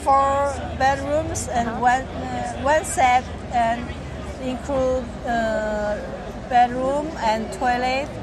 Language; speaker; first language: English; non-native, learner; Chinese